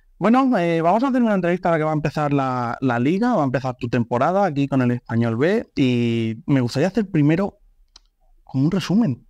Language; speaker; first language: Spanish; non-native, local second language; Catalan